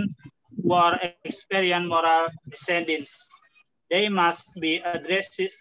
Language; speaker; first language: English; non-native, learner; Indonesian